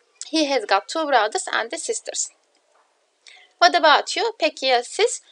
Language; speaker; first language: English; non-native, fluent; Turkish